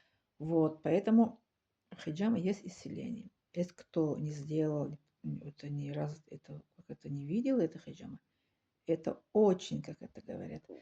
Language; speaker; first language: Russian; non-native, learner; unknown